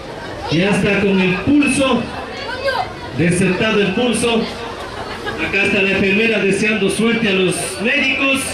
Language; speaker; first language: Spanish; native; Spanish